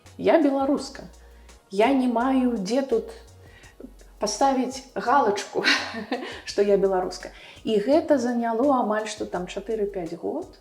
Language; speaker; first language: Belarusian; non-native, local second language; Russian